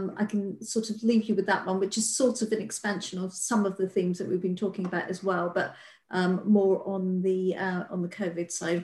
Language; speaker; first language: English; native; English